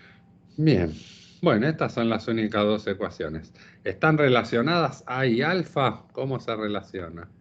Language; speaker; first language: Spanish; native; Spanish